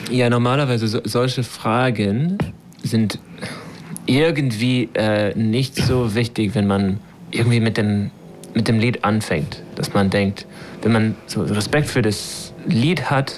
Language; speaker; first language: German; non-native, fluent; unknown